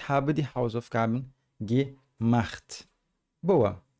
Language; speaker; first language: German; non-native, fluent; Portuguese